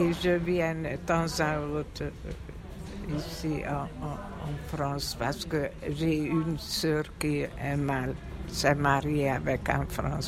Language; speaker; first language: French; non-native, fluent; Hungarian